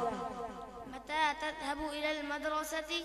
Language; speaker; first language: Arabic; non-native, learner; Urdu